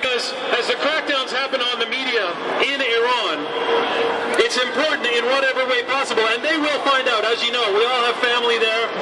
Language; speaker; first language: English; early bilingual, other home language; Persian